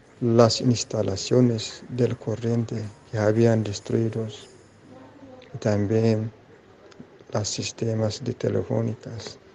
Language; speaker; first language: Spanish; non-native, learner; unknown